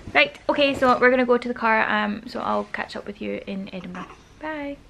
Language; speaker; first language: English; native; English